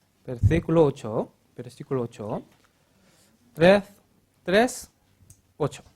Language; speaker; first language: Spanish; non-native, learner; Korean